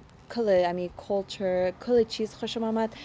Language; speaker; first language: Persian; early bilingual, heritage; Persian